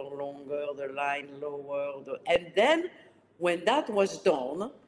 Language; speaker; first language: English; early bilingual, other home language; Arabic